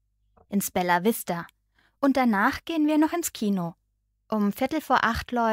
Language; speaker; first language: German; non-native, learner; Bangla